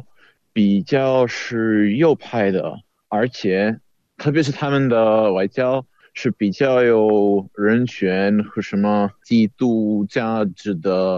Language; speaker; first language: Chinese; non-native, fluent; Czech